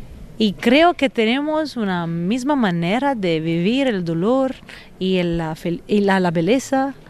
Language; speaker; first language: Spanish; non-native, fluent; Italian